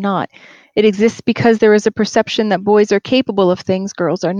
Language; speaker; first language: English; native; English